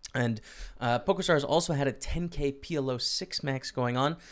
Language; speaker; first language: English; native; English